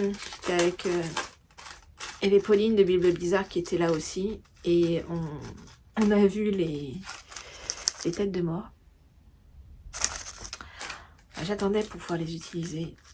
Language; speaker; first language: French; native; French